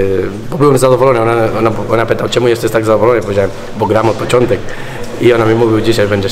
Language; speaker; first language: Polish; non-native, learner; Spanish